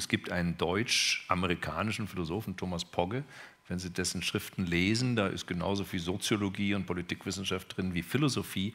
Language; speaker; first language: German; native; German